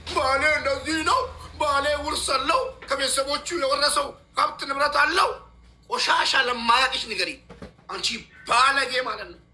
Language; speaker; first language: Amharic; native; Amharic